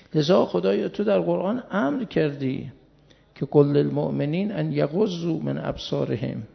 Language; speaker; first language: Persian; native; Persian